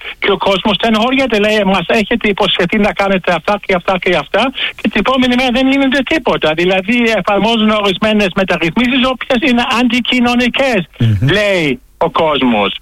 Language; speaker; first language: Greek; non-native, fluent; German